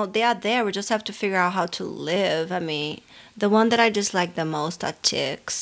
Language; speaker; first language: English; non-native, fluent; Portuguese